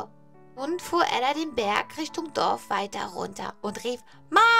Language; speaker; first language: German; native; German